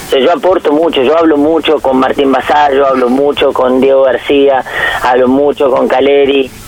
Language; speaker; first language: Spanish; native; Spanish